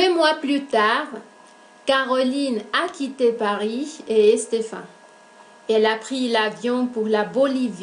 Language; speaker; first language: French; non-native, fluent; Spanish